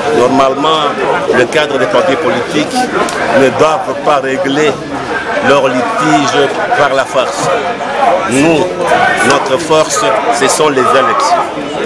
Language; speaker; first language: French; non-native, local second language; Swahili